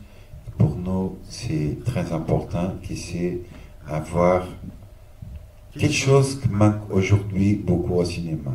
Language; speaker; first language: French; non-native, fluent; Portuguese